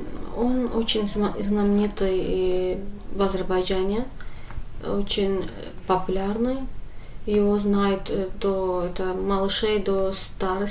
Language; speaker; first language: Russian; non-native, learner; Azerbaijani